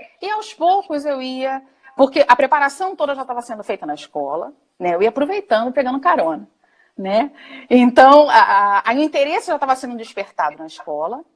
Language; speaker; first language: Portuguese; native; Portuguese